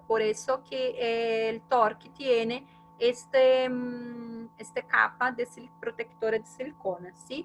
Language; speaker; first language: Spanish; non-native, fluent; Portuguese